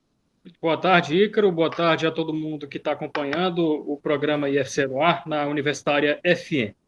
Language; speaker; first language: Portuguese; native; Portuguese